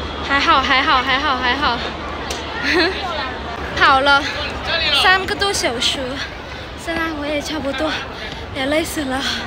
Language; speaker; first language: Chinese; non-native, fluent; Vietnamese